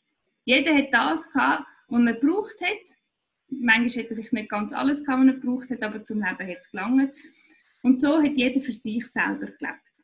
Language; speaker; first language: German; native; German